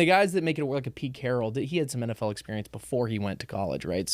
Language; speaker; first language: English; native; English